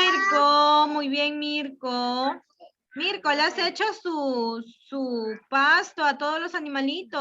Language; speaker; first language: Spanish; native; Spanish